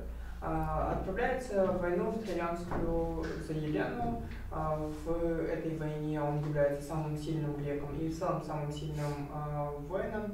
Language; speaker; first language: Russian; native; Russian